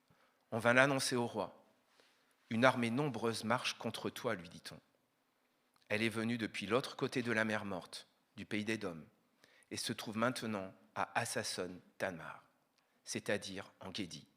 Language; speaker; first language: French; native; French